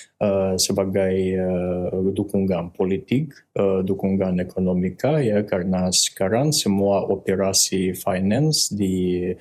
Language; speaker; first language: Indonesian; non-native, fluent; Russian